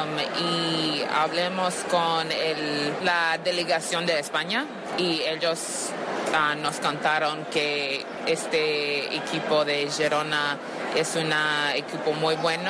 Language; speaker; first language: Spanish; non-native, learner; English